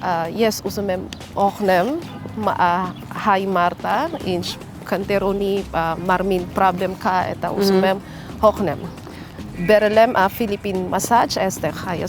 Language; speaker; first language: Armenian; non-native, learner; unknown